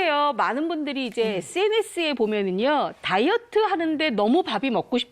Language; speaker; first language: Korean; native; Korean